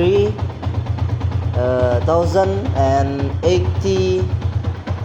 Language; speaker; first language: English; non-native, learner; Indonesian